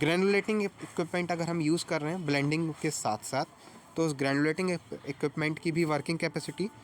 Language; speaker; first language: Hindi; native; Hindi